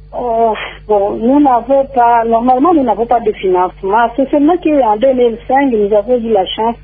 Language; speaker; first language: French; non-native, local second language; Nande